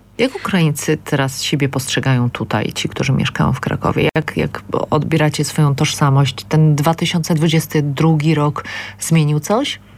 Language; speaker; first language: Polish; native; Polish